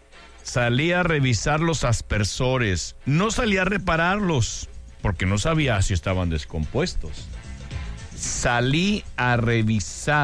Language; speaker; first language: Spanish; native; Spanish